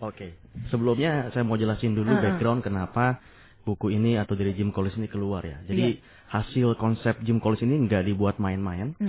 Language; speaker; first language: Indonesian; native; Indonesian